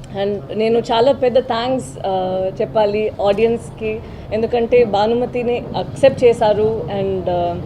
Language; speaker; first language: Telugu; non-native, learner; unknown